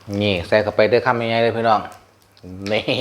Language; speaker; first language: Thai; non-native, local second language; Northeastern Thai